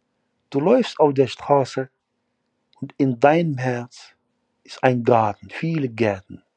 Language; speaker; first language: German; non-native, fluent; Arabic